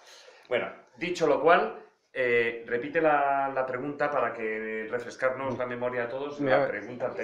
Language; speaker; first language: Spanish; native; Spanish